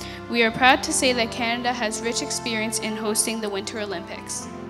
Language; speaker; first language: English; early bilingual, other home language; Chinese